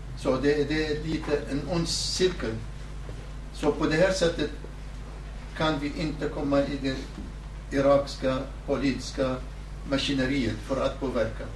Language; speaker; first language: Swedish; non-native, fluent; Southern Kurdish